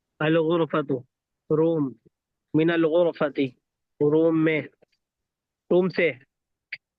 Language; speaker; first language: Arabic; non-native, learner; Urdu